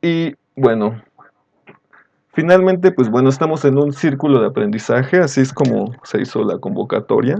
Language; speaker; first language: Spanish; native; Spanish